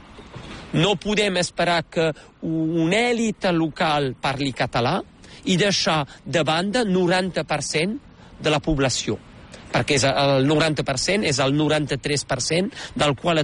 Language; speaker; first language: Catalan; native; Catalan